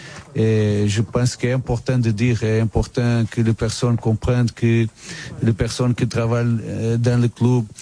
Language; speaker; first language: French; non-native, fluent; Portuguese